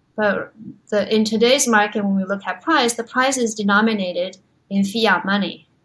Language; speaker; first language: English; non-native, fluent; Chinese